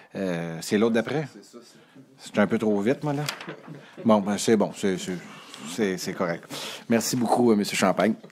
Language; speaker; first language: French; native; French